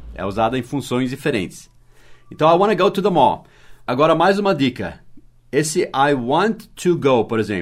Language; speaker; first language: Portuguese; non-native, fluent; English